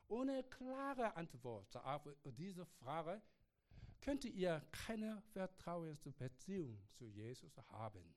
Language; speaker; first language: German; non-native, learner; Korean